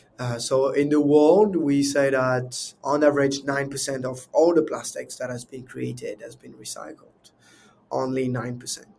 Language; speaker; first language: English; non-native, fluent; French